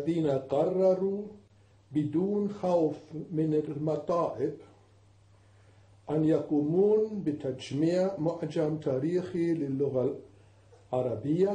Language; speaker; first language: Arabic; non-native, fluent; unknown